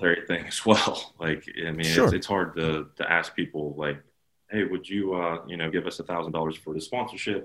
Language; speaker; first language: English; native; English